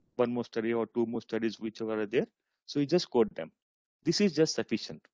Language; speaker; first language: English; non-native, local second language; Marathi